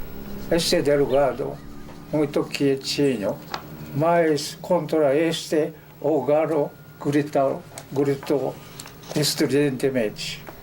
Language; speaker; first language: Portuguese; non-native, fluent; Japanese